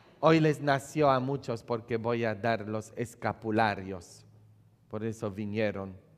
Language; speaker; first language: Spanish; non-native, fluent; Polish